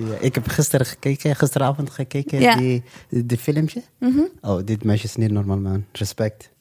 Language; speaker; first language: Dutch; non-native, local second language; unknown